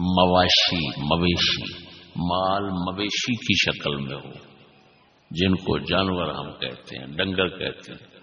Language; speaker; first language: Urdu; non-native, local second language; Punjabi